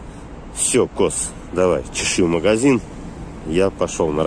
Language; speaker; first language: Russian; native; Russian